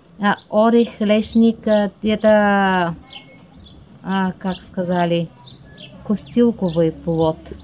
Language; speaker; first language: Russian; non-native, learner; Bulgarian